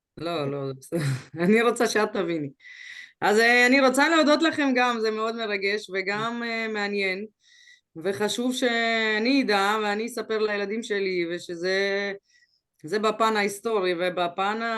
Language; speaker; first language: Hebrew; early bilingual, other home language; Russian